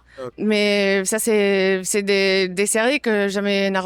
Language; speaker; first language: French; non-native, fluent; English